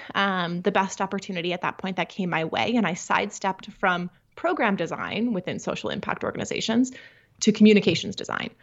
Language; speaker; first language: English; native; English